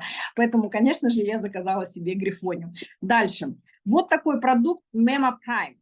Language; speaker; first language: Russian; native; Russian